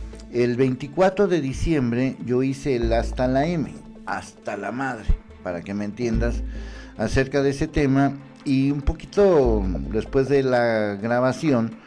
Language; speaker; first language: Spanish; native; Spanish